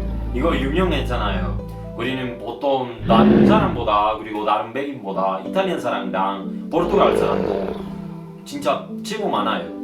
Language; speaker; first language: Korean; non-native, learner; Spanish